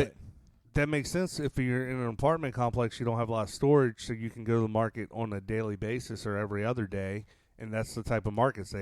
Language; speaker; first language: English; native; English